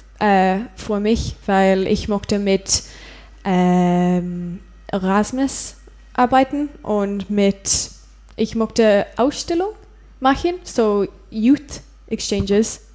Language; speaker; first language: German; non-native, learner; English